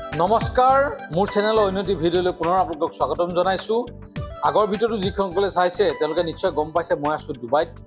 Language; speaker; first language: Assamese; native; Assamese